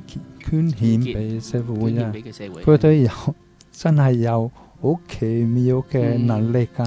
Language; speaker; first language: Cantonese; non-native, fluent; Italian